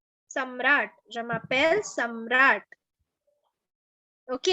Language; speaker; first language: French; non-native, learner; Hindi